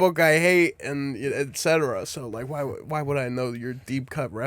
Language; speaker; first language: English; native; English